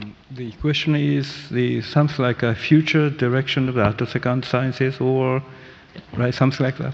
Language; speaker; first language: English; non-native, fluent; Japanese